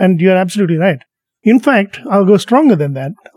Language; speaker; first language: English; non-native, local second language; Tamil